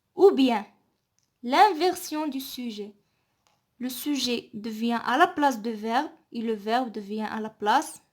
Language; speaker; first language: French; non-native, local second language; Arabic